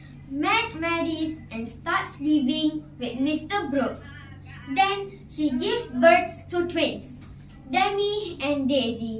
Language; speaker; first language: English; non-native, learner; Malay